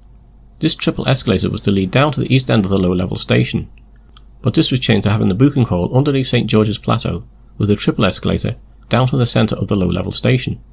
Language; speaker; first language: English; native; English